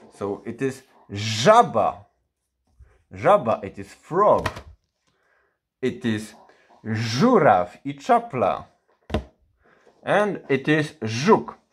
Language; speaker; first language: English; non-native, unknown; Polish